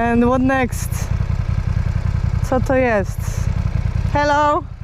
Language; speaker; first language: English; non-native, learner; Polish